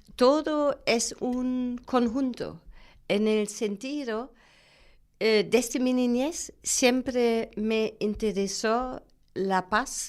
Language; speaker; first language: Spanish; non-native, fluent; German